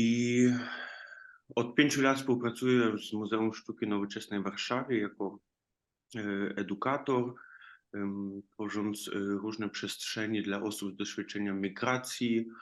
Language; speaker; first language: Polish; non-native, fluent; Ukrainian